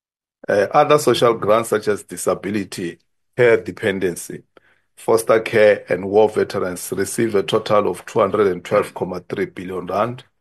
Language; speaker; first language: English; non-native, local second language; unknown